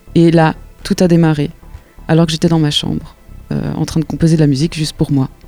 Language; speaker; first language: French; native; French